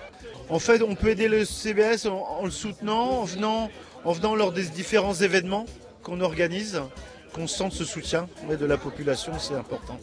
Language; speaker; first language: French; native; French